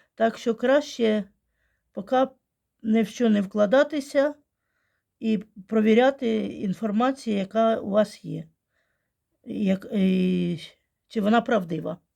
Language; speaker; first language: Ukrainian; non-native, local second language; Russian